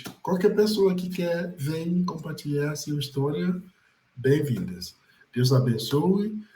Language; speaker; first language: Portuguese; non-native, fluent; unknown